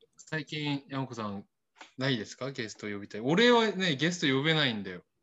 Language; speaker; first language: Japanese; non-native, fluent; Korean